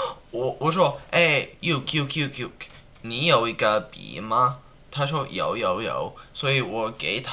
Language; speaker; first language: Chinese; non-native, learner; English